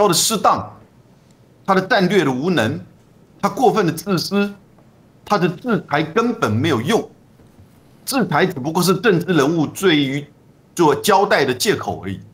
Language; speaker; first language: Chinese; native; Chinese